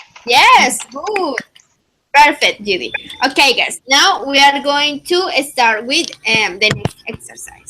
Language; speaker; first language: English; non-native, fluent; Spanish